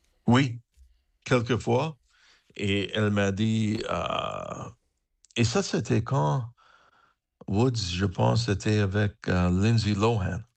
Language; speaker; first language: French; non-native, learner; English